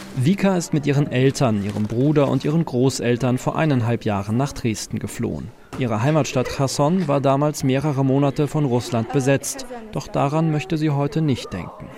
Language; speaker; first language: German; native; German